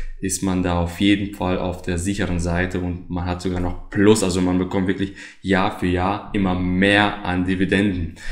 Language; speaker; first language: German; native; German